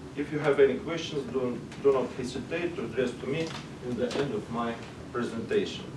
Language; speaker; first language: English; non-native, learner; Russian